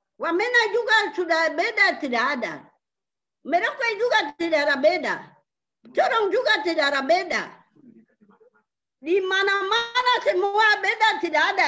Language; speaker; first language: Indonesian; non-native, local second language; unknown